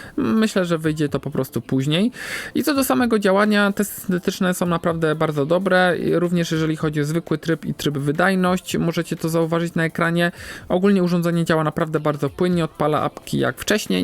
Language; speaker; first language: Polish; native; Polish